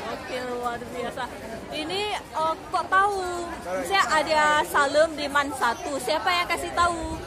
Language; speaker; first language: Indonesian; native; Indonesian